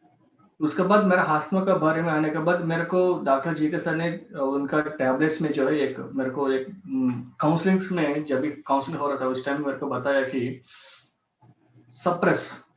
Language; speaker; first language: Hindi; non-native, local second language; Telugu